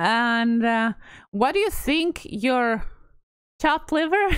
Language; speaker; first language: English; non-native, fluent; Latvian